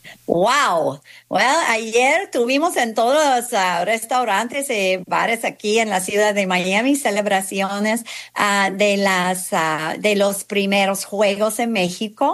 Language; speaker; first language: Spanish; non-native, fluent; English